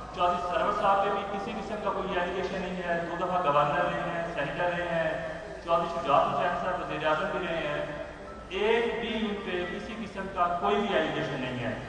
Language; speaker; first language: Urdu; non-native, local second language; Punjabi